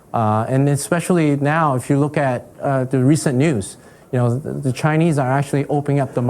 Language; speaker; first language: English; native; English